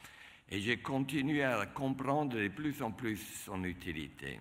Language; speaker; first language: French; non-native, fluent; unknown